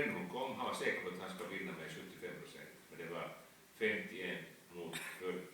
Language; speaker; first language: Swedish; non-native, fluent; Finnish